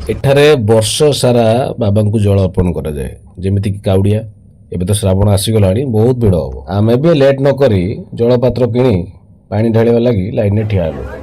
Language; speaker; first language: Odia; native; Odia